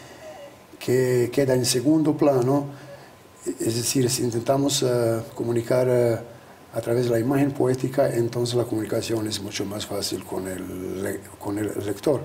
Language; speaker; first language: Spanish; non-native, fluent; Albanian